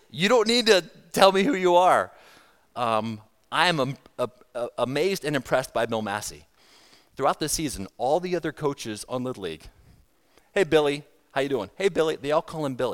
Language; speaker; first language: English; native; English